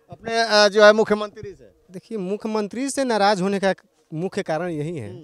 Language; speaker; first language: Hindi; native; Hindi